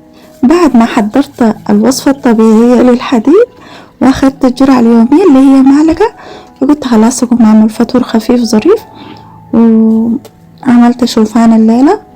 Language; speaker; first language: Arabic; native; Arabic